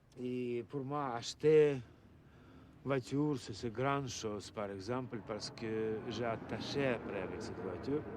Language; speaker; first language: French; non-native, learner; Russian